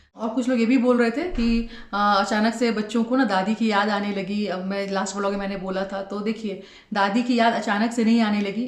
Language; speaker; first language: Hindi; native; Hindi